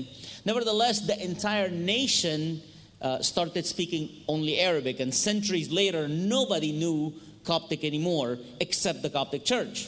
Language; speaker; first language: English; non-native, fluent; Arabic